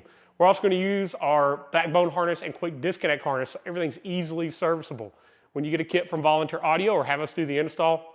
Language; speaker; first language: English; native; English